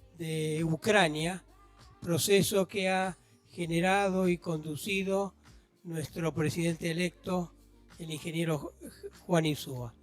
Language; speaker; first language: Spanish; native; Spanish